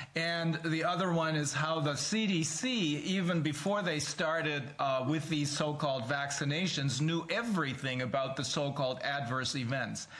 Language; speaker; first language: English; non-native, fluent; German